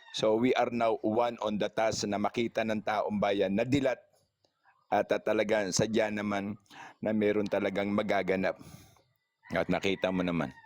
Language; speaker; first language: Filipino; non-native, local second language; Cebuano